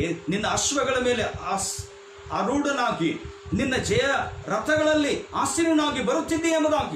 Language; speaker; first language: Kannada; native; Kannada